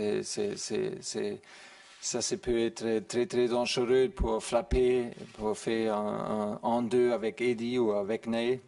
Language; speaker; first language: French; non-native, learner; German